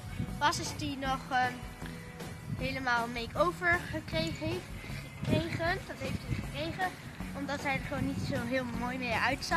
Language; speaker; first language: Dutch; native; Dutch